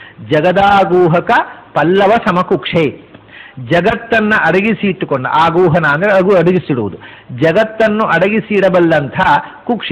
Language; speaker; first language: Kannada; native; Kannada